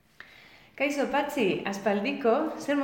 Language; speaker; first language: Basque; non-native, learner; Spanish